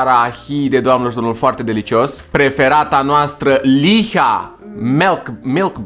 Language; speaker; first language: Romanian; native; Romanian